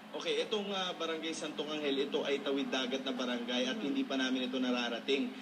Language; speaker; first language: Filipino; native; Filipino